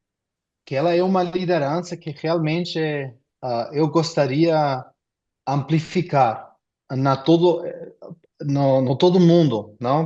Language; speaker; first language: Portuguese; non-native, fluent; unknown